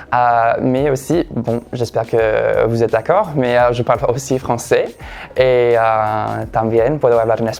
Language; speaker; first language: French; non-native, fluent; English